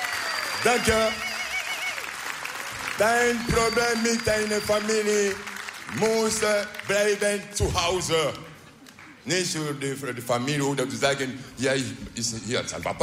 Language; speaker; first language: Dutch; non-native, learner; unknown